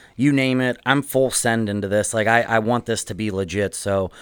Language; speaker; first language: English; native; English